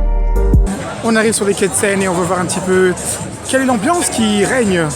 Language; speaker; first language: French; native; French